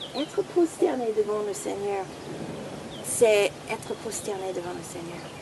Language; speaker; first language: French; non-native, fluent; English